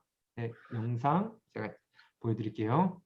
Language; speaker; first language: Korean; native; Korean